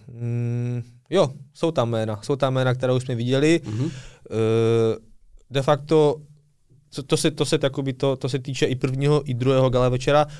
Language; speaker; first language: Czech; early bilingual, other home language; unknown